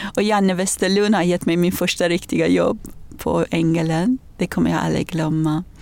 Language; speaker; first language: Swedish; non-native, fluent; Persian